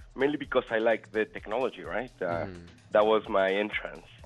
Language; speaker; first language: English; non-native, fluent; Spanish